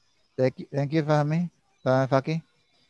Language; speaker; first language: English; non-native, learner; Indonesian